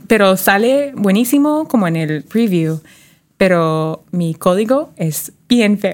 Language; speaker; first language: Spanish; early bilingual, heritage; Spanish